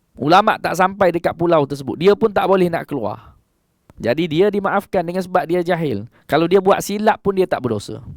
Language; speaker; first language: Malay; native; Malay